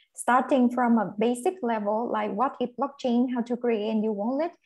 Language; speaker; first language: English; non-native, fluent; Vietnamese